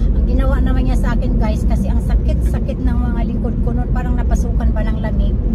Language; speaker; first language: Filipino; native; Filipino